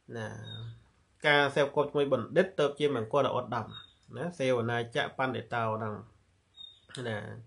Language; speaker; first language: Khmer; native; Khmer